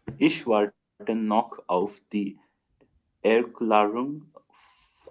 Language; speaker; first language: German; non-native, learner; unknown